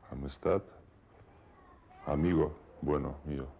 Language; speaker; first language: Spanish; non-native, learner; Lithuanian